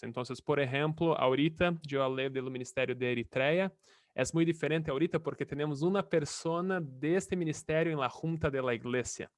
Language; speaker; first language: Spanish; non-native, fluent; Portuguese